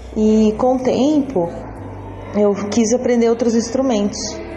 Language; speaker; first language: Portuguese; native; Portuguese